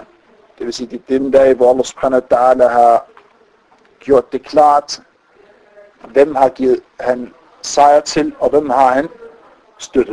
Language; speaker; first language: Danish; non-native, fluent; Arabic